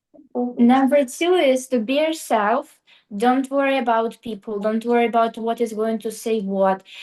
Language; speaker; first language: English; non-native, fluent; Russian